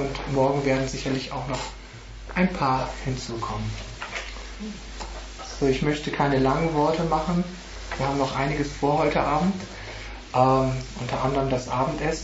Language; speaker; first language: German; native; German